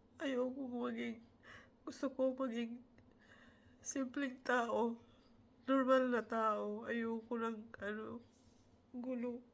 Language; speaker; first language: Filipino; non-native, local second language; Cebuano